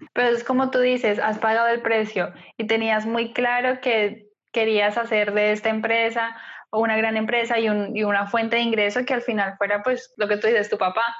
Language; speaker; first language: Spanish; native; Spanish